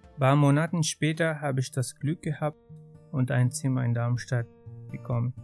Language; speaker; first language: German; non-native, fluent; Arabic